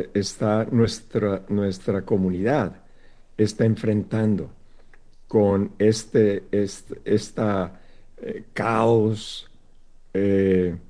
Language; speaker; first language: Spanish; native; Spanish